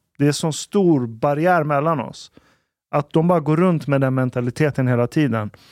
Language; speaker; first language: Swedish; early bilingual, other home language; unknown